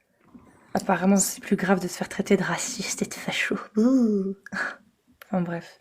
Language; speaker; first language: French; native; French